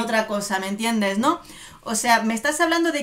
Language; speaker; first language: Spanish; native; Spanish